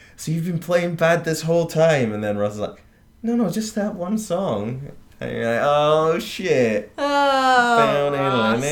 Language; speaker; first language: English; native; English